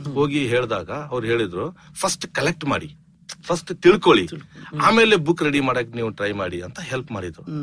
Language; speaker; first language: Kannada; non-native, local second language; Urdu